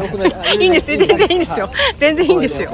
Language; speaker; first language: Japanese; native; Japanese